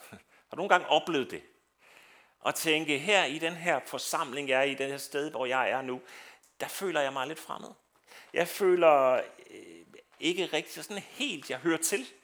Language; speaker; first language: Danish; native; Danish